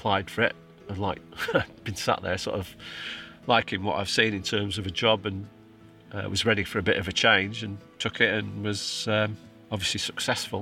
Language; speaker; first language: English; native; English